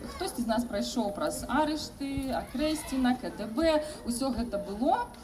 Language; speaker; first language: Belarusian; non-native, local second language; Russian